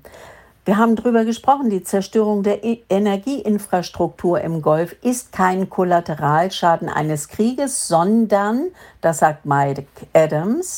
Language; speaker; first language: German; native; German